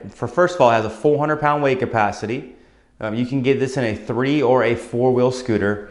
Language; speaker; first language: English; native; English